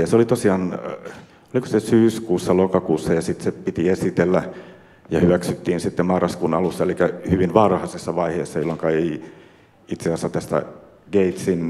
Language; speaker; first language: Finnish; native; Finnish